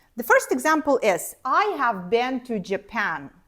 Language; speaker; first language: English; non-native, fluent; Ukrainian